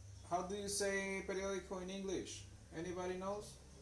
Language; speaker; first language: English; non-native, fluent; Spanish